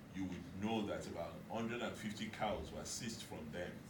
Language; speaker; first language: English; non-native, local second language; Yoruba